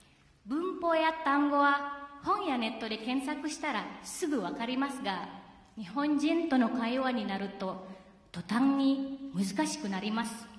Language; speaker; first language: Japanese; non-native, fluent; Indonesian